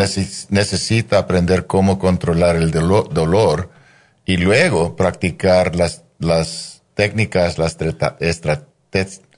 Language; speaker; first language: Spanish; non-native, fluent; English